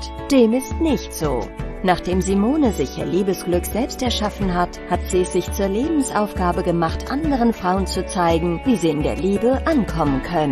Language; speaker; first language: German; native; German